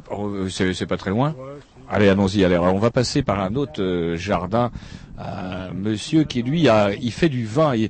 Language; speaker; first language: French; native; French